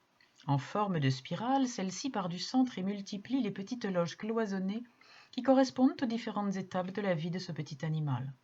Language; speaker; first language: French; native; French